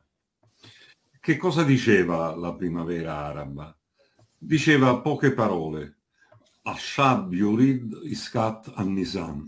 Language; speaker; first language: Italian; native; Italian